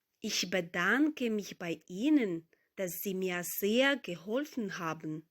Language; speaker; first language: German; non-native, learner; Ukrainian